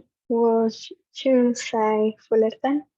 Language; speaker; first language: Chinese; non-native, learner; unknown